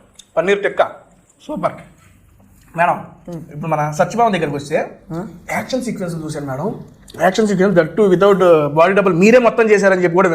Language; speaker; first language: Telugu; native; Telugu